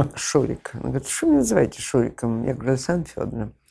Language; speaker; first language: Russian; native; Russian